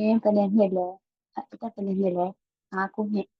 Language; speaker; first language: Chinese; non-native, learner; Burmese